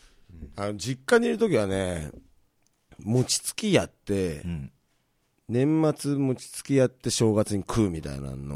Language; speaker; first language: Japanese; native; Japanese